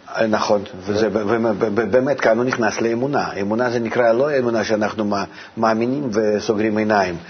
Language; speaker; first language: Hebrew; non-native, fluent; Russian